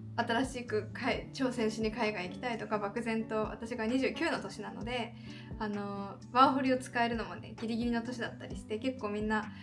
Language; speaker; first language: Japanese; native; Japanese